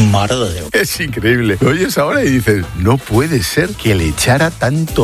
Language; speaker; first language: Spanish; native; Spanish